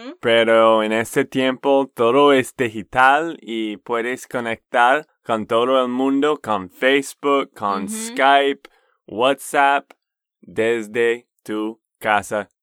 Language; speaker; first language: Spanish; non-native, fluent; English